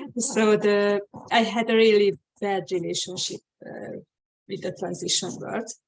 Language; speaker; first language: English; non-native, fluent; Hungarian